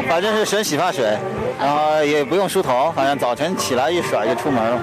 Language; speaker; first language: Chinese; native; Chinese